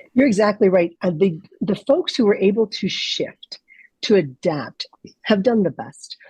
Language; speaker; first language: English; native; English